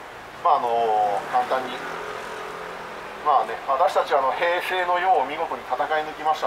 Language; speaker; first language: Japanese; native; Japanese